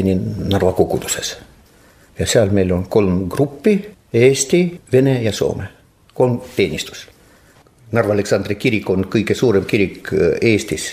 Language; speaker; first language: Estonian; non-native, local second language; Russian